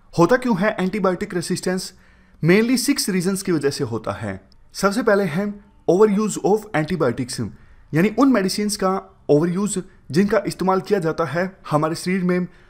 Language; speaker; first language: Hindi; native; Hindi